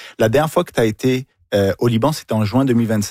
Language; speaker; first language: French; native; French